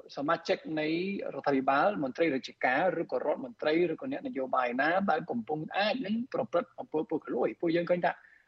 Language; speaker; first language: Khmer; non-native, fluent; Spanish